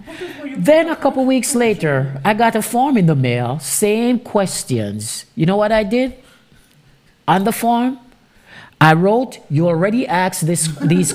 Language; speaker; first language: English; non-native, local second language; Jamaican Creole English